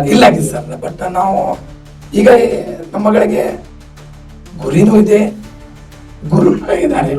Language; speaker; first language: Kannada; non-native, local second language; Urdu